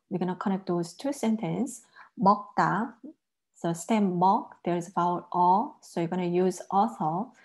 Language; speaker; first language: English; non-native, fluent; Korean